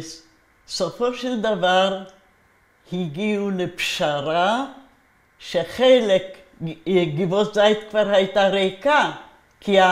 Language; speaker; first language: Hebrew; non-native, fluent; Polish